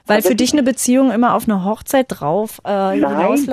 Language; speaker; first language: German; native; German